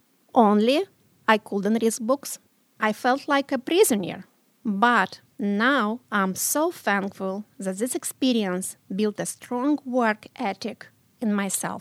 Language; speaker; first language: English; non-native, learner; Romanian